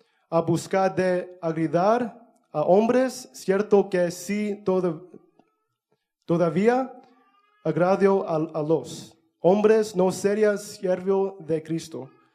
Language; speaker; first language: Spanish; early bilingual, heritage; Spanish